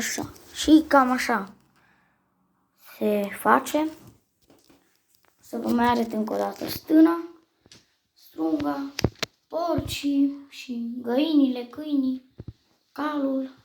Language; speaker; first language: Romanian; native; Romanian